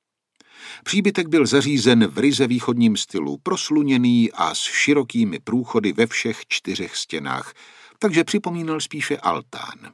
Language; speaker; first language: Czech; native; Czech